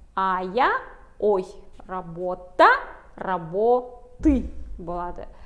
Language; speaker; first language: Russian; non-native, local second language; Kazakh